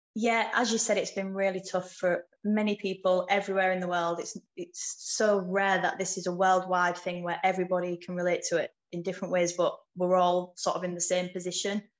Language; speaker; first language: English; native; English